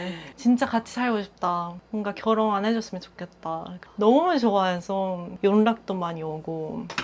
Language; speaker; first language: Korean; non-native, fluent; Japanese